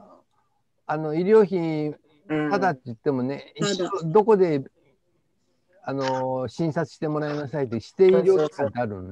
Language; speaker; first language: Japanese; native; Japanese